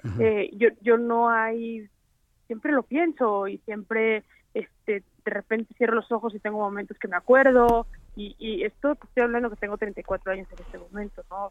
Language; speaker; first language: Spanish; native; Spanish